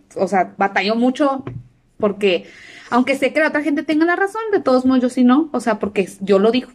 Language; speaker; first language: Spanish; early bilingual, heritage; Spanish